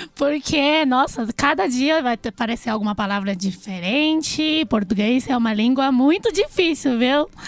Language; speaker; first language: Portuguese; non-native, fluent; Chinese